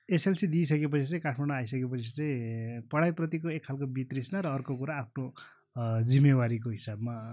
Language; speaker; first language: Nepali; non-native, local second language; Eastern Tamang